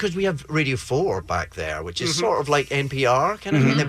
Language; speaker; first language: English; native; English